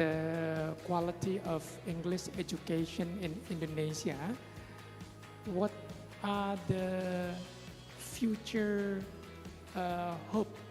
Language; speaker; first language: English; non-native, fluent; Indonesian